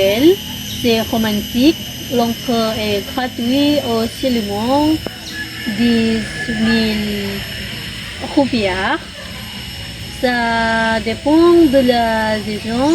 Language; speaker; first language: French; non-native, learner; Indonesian